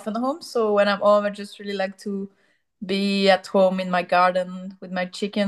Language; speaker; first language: English; non-native, fluent; French